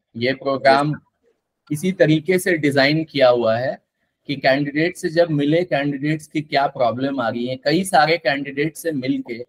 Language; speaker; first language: Hindi; native; Hindi